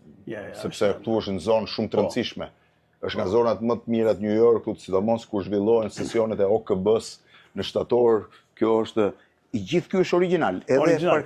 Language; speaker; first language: Albanian; native; Albanian